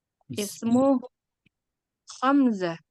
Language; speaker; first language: Arabic; non-native, learner; Indonesian